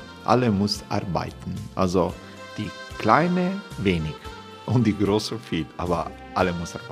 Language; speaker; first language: German; non-native, learner; Croatian